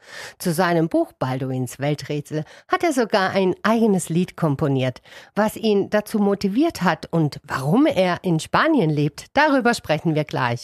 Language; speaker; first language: German; native; German